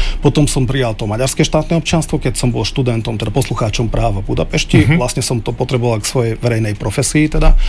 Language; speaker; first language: Slovak; non-native, local second language; Hungarian